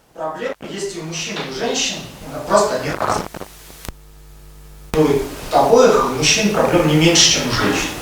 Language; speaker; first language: Russian; native; Russian